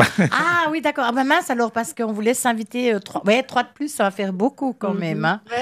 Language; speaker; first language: French; native; French